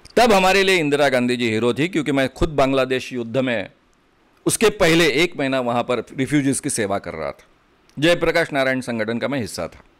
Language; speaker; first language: Hindi; non-native, local second language; Marathi